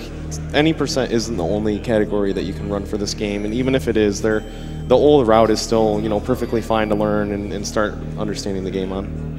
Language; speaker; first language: English; native; English